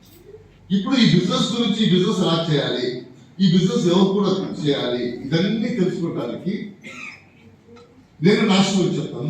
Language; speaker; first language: Telugu; non-native, fluent; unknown